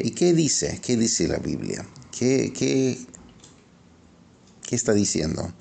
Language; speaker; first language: Spanish; non-native, fluent; English